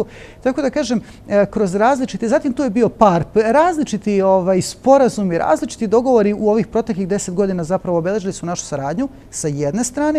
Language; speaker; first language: Bosnian; native; Bosnian